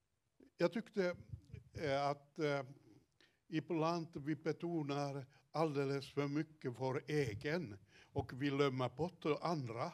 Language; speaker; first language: Swedish; non-native, fluent; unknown